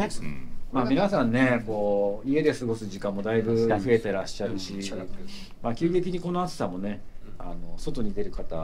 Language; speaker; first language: Japanese; native; Japanese